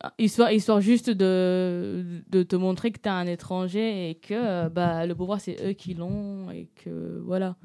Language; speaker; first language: French; non-native, local second language; Wolof